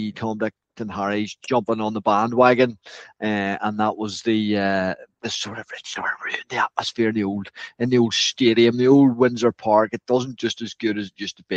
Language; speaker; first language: English; native; English